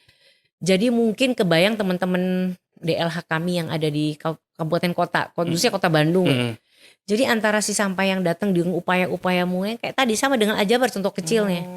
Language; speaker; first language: Indonesian; native; Indonesian